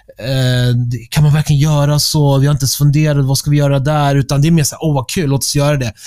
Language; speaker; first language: Swedish; early bilingual, other home language; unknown